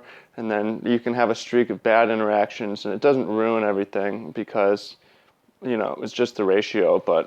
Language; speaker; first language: English; native; English